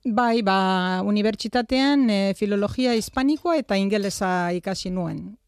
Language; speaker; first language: Basque; non-native, fluent; Romanian